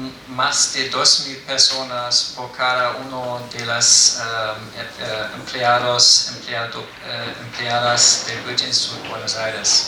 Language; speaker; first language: Spanish; non-native, fluent; German